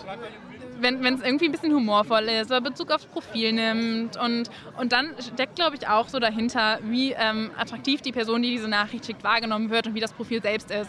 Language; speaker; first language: German; native; German